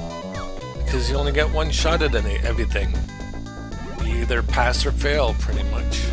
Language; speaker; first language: English; native; English